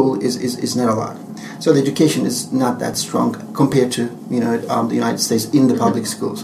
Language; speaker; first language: English; non-native, fluent; Turkish